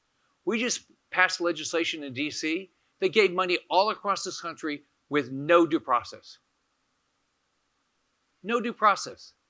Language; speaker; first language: English; native; English